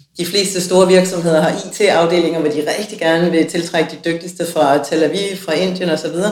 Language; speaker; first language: Danish; native; Danish